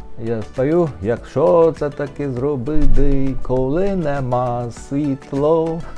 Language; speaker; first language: Ukrainian; non-native, learner; Chinese